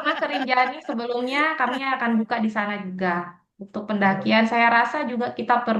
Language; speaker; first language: Indonesian; native; Indonesian